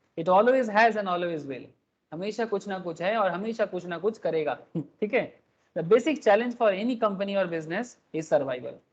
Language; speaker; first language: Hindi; non-native, local second language; Bangla